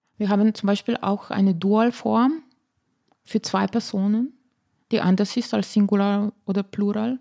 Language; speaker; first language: German; non-native, fluent; Slovenian